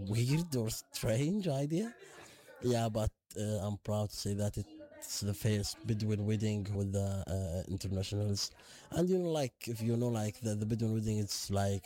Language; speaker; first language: English; non-native, fluent; Arabic